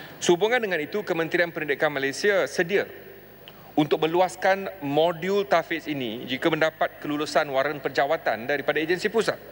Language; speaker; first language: Malay; native; Malay